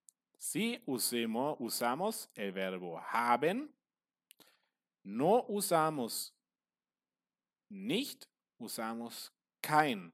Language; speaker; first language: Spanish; non-native, fluent; German